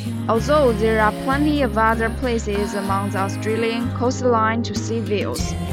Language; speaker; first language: English; non-native, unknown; Chinese